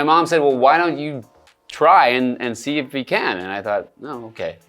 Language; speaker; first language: English; native; English